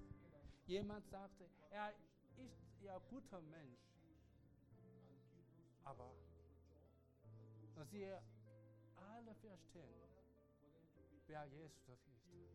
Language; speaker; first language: German; non-native, learner; Korean